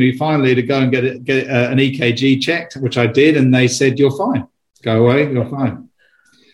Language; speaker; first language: English; native; English